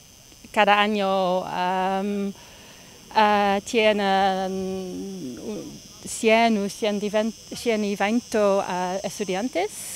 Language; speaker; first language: Spanish; non-native, learner; Dutch